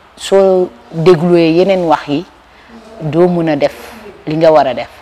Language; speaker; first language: Wolof; non-native, local second language; Jola-Fonyi